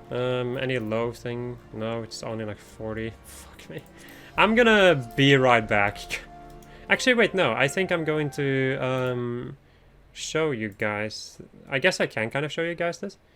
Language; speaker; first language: English; native; English